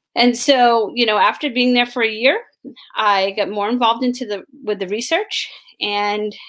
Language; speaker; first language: English; native; English